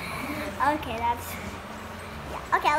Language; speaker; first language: English; early bilingual, other home language; Indonesian